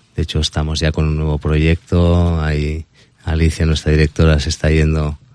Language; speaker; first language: Spanish; native; Spanish